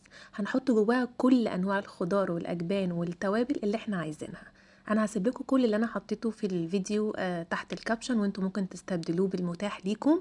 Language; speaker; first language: Arabic; native; Arabic